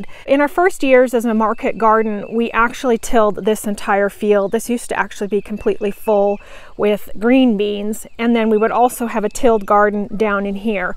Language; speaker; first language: English; native; English